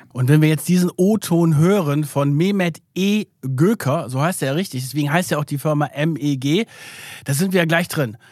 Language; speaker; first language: German; early bilingual, other home language; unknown